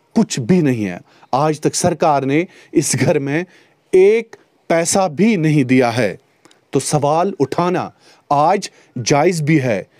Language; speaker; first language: Hindi; non-native, local second language; Kashmiri